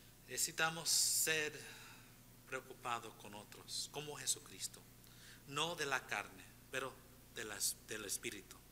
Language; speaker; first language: Spanish; non-native, fluent; English